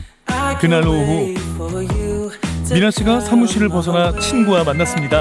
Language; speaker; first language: Korean; native; Korean